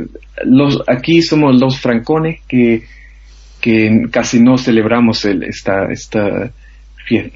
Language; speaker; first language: Spanish; non-native, fluent; German